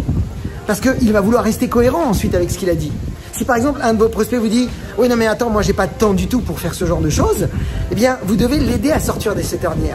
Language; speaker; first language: French; native; French